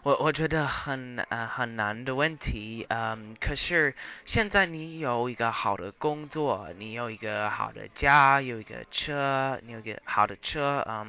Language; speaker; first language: Chinese; non-native, learner; English